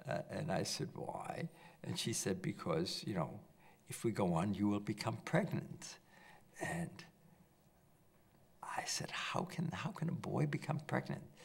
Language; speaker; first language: English; early bilingual, other home language; German